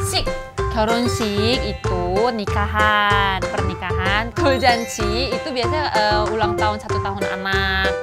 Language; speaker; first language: Indonesian; non-native, fluent; Korean